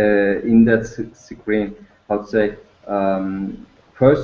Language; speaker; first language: English; non-native, learner; Turkish